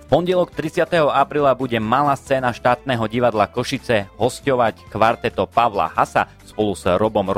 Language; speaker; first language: Slovak; native; Slovak